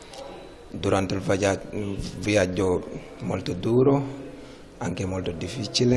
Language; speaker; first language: Italian; non-native, learner; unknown